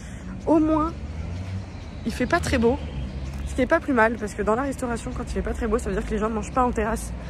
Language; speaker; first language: French; native; French